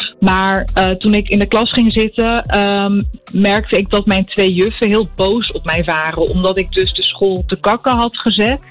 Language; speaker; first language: Dutch; early bilingual, other home language; Arabic